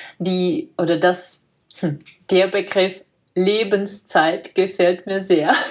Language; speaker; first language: German; non-native, fluent; Czech